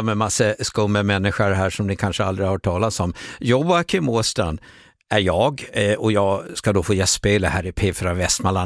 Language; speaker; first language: Swedish; native; Swedish